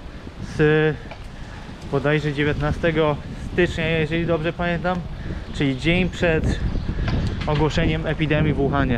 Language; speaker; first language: Polish; native; Polish